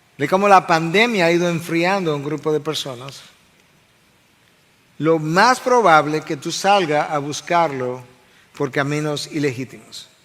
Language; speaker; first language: Spanish; native; Spanish